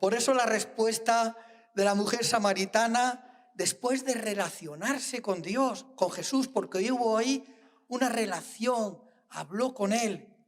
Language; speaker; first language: Spanish; native; Spanish